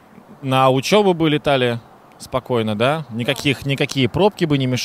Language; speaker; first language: Russian; native; Russian